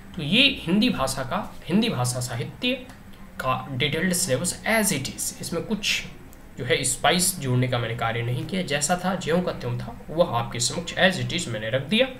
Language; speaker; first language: Hindi; native; Hindi